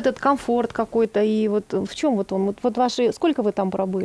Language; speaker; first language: Russian; native; Russian